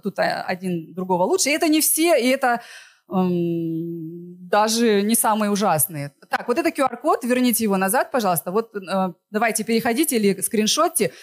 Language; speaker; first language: Russian; native; Russian